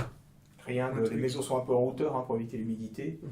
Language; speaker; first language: French; native; French